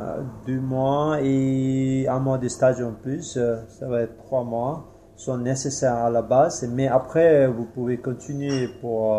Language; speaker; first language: French; non-native, fluent; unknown